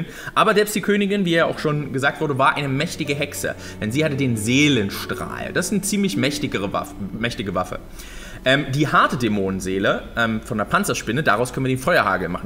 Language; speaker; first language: German; native; German